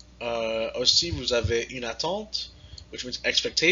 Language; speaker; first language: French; non-native, learner; English